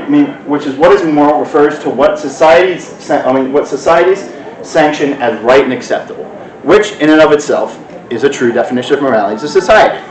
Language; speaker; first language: English; native; English